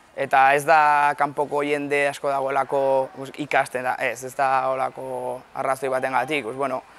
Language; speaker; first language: Basque; native; Basque